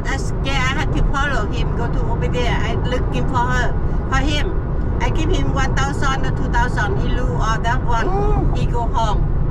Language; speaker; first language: English; non-native, learner; Vietnamese